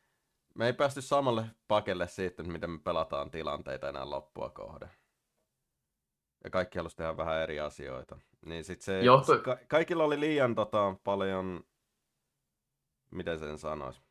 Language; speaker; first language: Finnish; native; Finnish